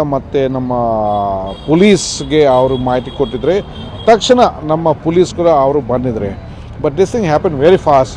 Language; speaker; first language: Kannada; non-native, learner; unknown